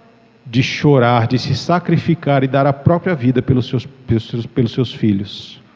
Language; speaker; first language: Portuguese; native; Portuguese